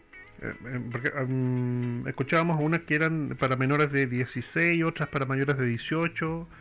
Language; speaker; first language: Spanish; native; Spanish